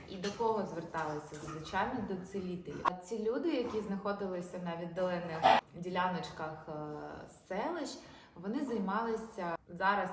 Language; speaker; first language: Ukrainian; non-native, local second language; Russian